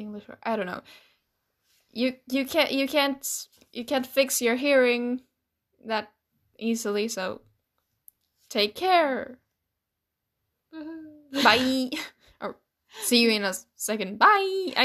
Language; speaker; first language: English; non-native, fluent; Swedish